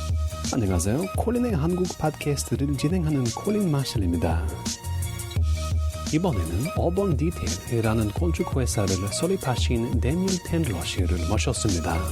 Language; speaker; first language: Korean; non-native, learner; English